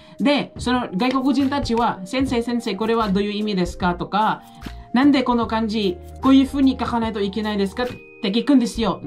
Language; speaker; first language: Japanese; non-native, fluent; Filipino